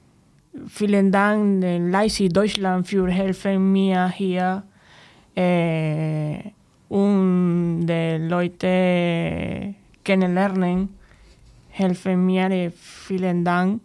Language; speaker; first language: German; non-native, learner; Spanish